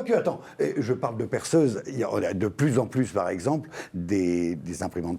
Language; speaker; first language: French; native; French